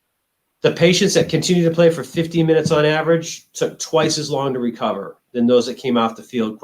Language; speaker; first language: English; native; English